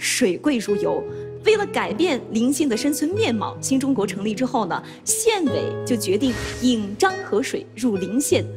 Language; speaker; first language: Chinese; native; Chinese